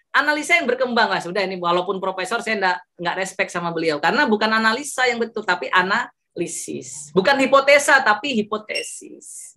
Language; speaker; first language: Indonesian; non-native, local second language; Javanese